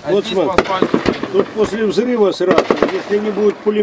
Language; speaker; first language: Russian; native; Russian